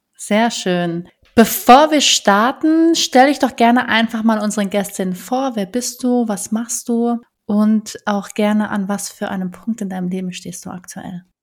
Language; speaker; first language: German; native; German